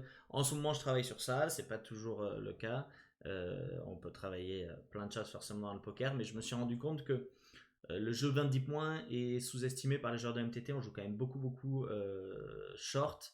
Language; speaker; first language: French; native; French